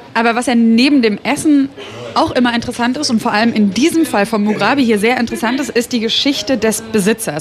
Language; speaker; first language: German; native; German